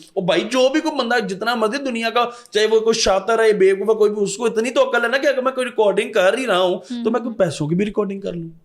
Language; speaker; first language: Urdu; non-native, local second language; Punjabi